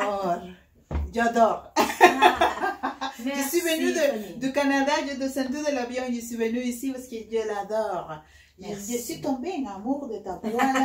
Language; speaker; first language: French; non-native, fluent; Spanish